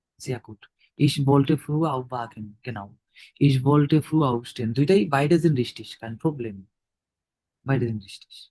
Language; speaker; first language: German; non-native, fluent; Bangla